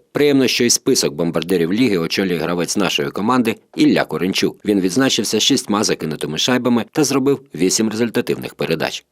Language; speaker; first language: Ukrainian; native; Ukrainian